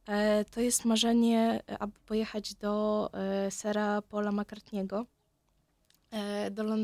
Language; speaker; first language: Polish; non-native, fluent; Ukrainian